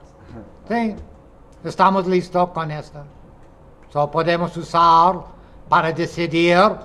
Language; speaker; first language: Spanish; non-native, fluent; English